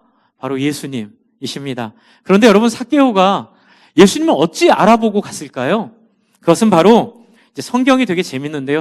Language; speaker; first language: Korean; native; Korean